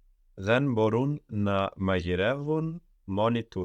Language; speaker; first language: Greek; non-native, learner; English